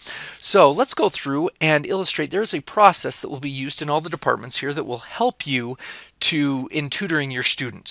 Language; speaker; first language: English; native; English